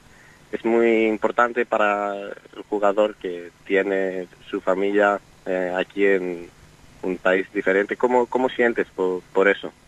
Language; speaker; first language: Spanish; non-native, learner; Greek